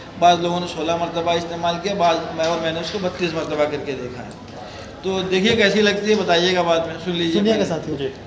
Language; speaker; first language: Urdu; native; Urdu